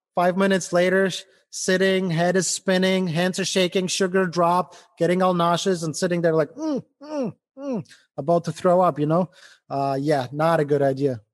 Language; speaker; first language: English; non-native, fluent; Ukrainian